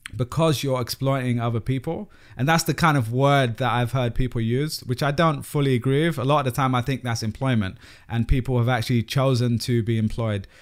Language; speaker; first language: English; native; English